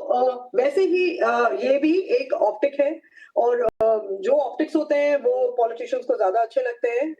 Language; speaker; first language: Hindi; native; Hindi